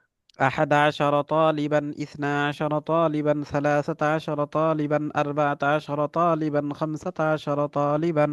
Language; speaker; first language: Arabic; non-native, fluent; Bangla